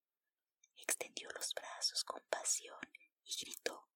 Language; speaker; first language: Spanish; native; Spanish